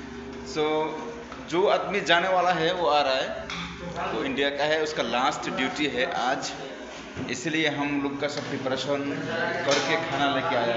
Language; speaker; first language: Hindi; non-native, learner; Bangla